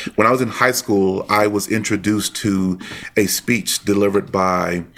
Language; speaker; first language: English; native; English